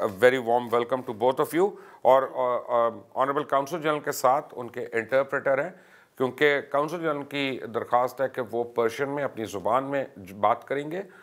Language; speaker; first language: Urdu; native; Urdu